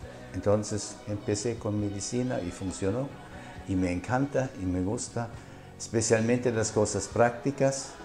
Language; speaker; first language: Spanish; non-native, fluent; German